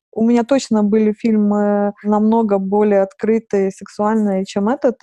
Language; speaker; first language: Russian; non-native, fluent; Lithuanian